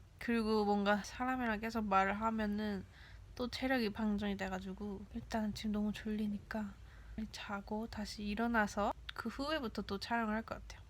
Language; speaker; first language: Korean; native; Korean